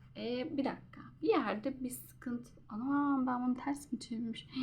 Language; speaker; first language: Turkish; native; Turkish